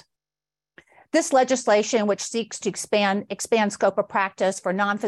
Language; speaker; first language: English; native; English